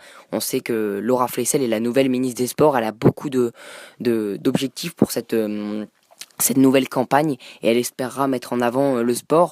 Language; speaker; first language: French; native; French